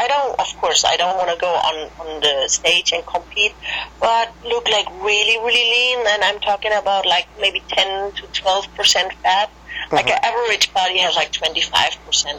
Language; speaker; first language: English; non-native, fluent; German